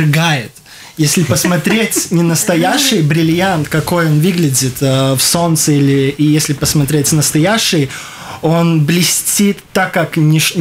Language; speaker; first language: Russian; non-native, local second language; Latvian